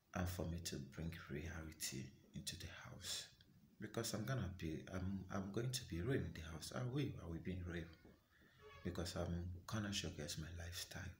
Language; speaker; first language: English; non-native, local second language; Igbo